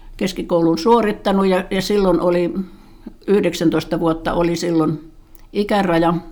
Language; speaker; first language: Finnish; native; Finnish